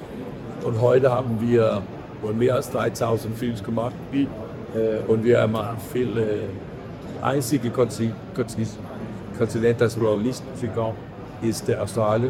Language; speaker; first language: German; non-native, learner; Danish